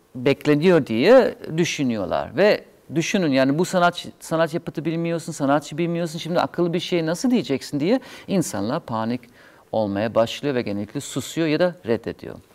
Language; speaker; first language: Turkish; non-native, fluent; German